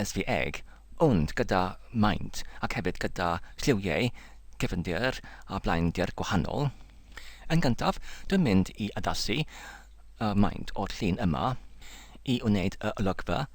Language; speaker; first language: Welsh; non-native, learner; English